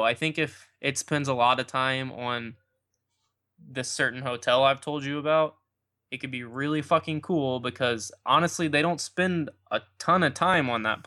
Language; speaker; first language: English; native; English